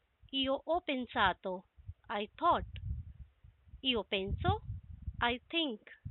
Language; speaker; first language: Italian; non-native, fluent; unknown